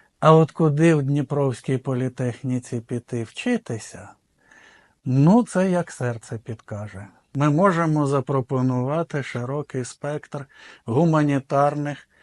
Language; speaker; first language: Ukrainian; native; Ukrainian